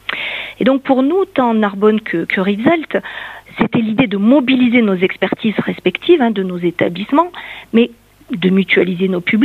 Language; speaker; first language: French; native; French